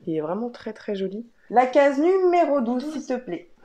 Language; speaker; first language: French; native; French